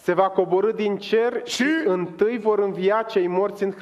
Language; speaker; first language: Romanian; native; Romanian